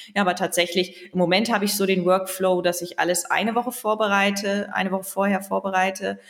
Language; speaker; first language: German; native; German